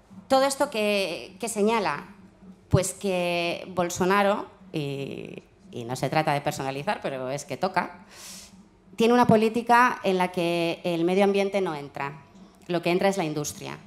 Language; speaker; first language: Spanish; native; Spanish